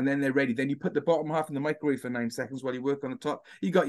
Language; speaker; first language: English; native; English